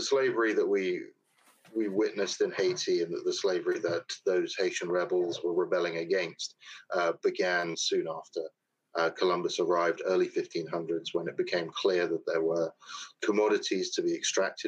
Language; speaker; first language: English; native; English